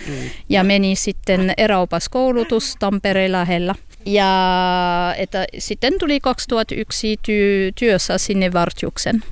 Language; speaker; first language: Finnish; non-native, fluent; French